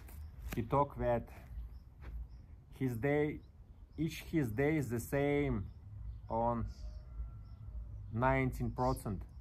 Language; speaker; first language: English; non-native, learner; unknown